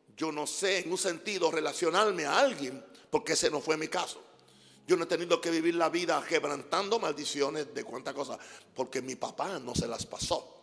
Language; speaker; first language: Spanish; non-native, fluent; English